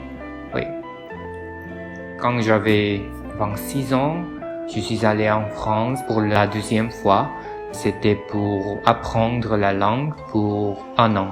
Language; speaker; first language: French; non-native, learner; Korean